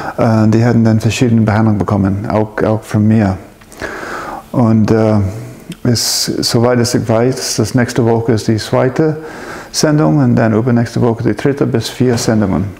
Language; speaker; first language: German; non-native, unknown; English